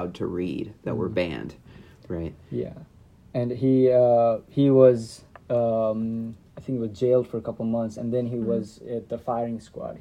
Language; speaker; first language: English; non-native, local second language; Nepali